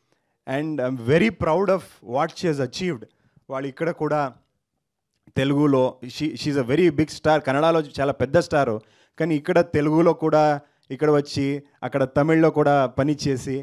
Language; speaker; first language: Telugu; non-native, learner; Kannada